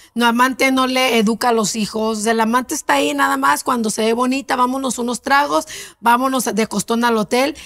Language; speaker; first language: Spanish; native; Spanish